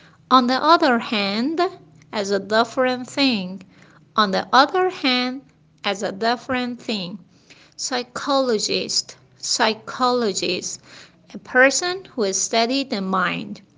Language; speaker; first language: English; non-native, fluent; Persian